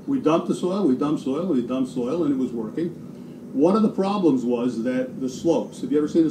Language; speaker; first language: English; native; English